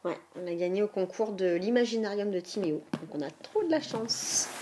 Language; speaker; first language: French; native; French